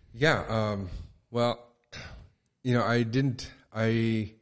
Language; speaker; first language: English; native; English